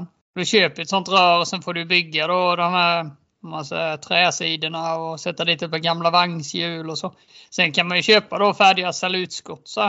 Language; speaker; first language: Swedish; native; Swedish